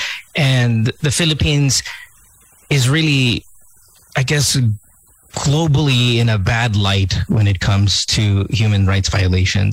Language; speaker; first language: English; non-native, local second language; Filipino